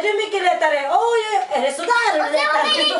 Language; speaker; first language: Swedish; non-native, learner; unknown